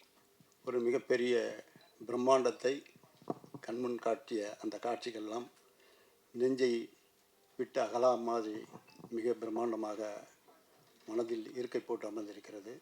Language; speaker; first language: Tamil; native; Tamil